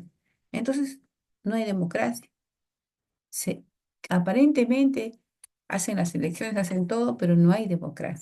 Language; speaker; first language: Spanish; native; Spanish